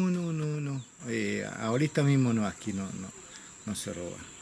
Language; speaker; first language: Spanish; non-native, local second language; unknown